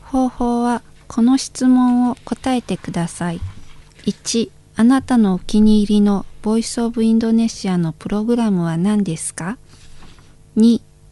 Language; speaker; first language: Japanese; non-native, learner; Indonesian